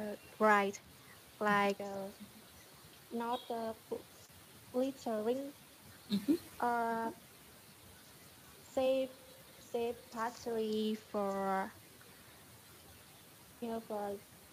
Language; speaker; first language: English; non-native, learner; Vietnamese